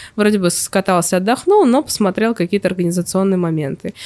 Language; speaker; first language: Russian; native; Russian